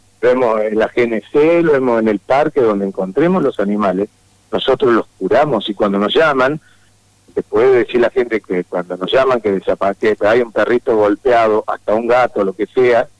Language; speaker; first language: Spanish; native; Spanish